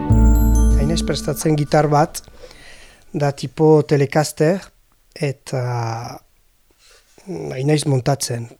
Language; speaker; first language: Basque; non-native, learner; French